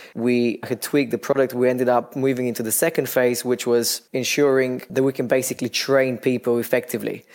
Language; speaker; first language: English; non-native, fluent; Bulgarian